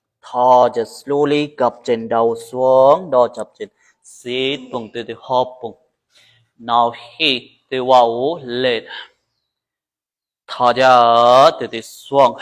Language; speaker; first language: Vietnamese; non-native, learner; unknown